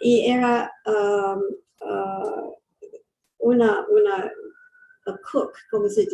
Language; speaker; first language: Spanish; early bilingual, heritage; English